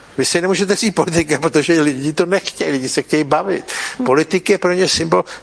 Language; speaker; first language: Czech; native; Czech